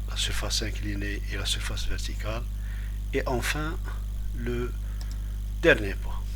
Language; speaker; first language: French; non-native, local second language; Arabic